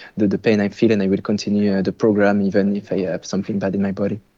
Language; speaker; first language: English; non-native, fluent; French